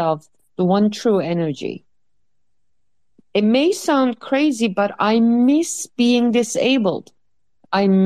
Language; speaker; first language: English; non-native, fluent; Dutch